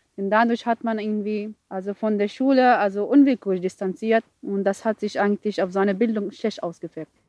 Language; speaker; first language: German; non-native, fluent; Arabic